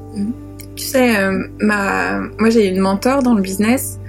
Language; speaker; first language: French; native; French